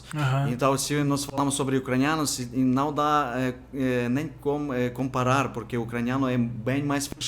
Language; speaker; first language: Portuguese; non-native, fluent; Ukrainian